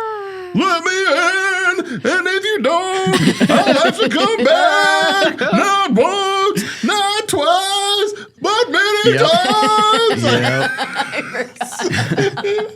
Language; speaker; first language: English; native; English